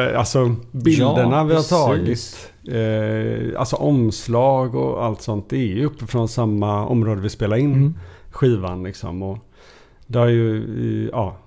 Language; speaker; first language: Swedish; native; Swedish